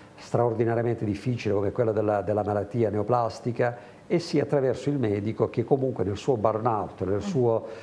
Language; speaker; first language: Italian; native; Italian